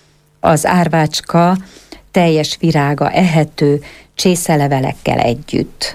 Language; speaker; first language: Hungarian; native; Hungarian